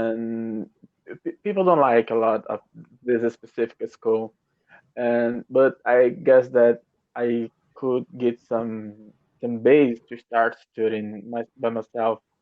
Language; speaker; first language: English; non-native, learner; Portuguese